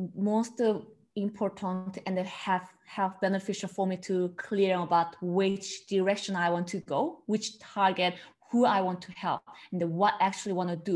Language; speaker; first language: English; non-native, learner; Korean